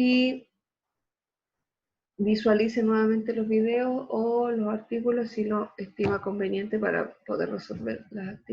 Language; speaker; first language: Spanish; native; Spanish